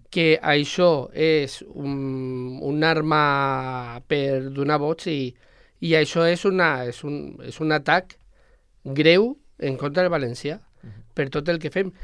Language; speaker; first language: Catalan; non-native, local second language; Spanish